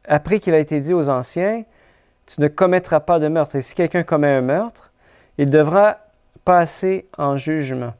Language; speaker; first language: French; native; French